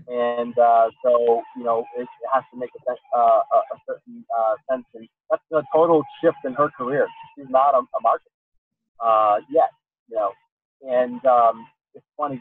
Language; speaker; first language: English; native; English